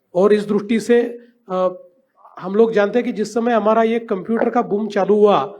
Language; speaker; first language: Hindi; non-native, local second language; Marathi